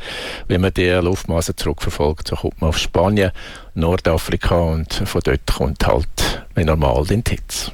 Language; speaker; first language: German; native; German